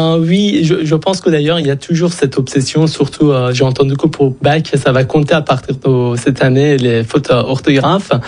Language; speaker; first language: French; non-native, fluent; Persian